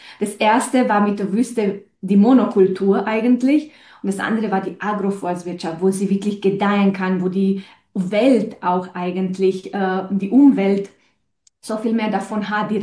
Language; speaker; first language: German; non-native, fluent; Romanian